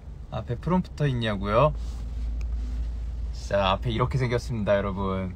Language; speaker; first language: Korean; early bilingual, heritage; Korean